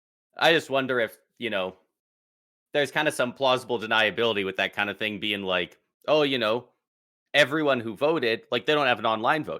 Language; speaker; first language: English; native; English